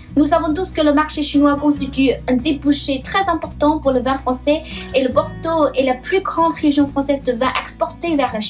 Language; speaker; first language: French; non-native, fluent; Chinese